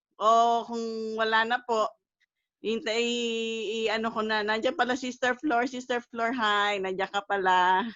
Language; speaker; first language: Filipino; native; Filipino